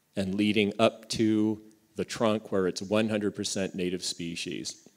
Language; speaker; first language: English; native; English